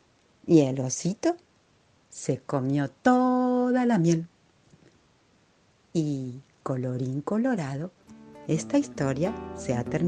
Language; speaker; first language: Spanish; native; Spanish